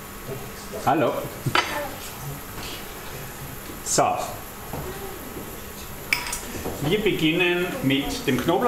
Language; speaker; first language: German; native; German